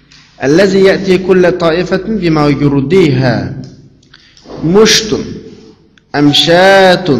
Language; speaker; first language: Arabic; non-native, fluent; Uyghur